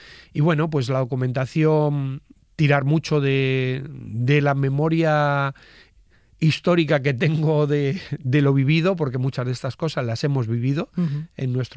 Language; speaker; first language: Spanish; native; Spanish